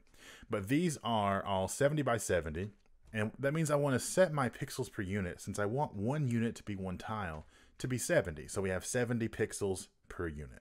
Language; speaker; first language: English; native; English